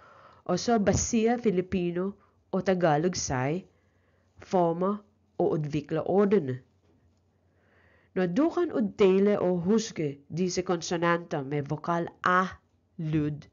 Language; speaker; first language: Danish; non-native, learner; Filipino